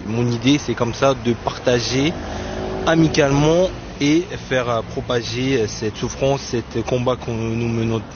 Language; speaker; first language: French; non-native, fluent; Tibetan